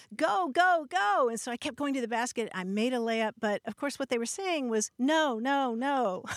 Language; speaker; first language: English; native; English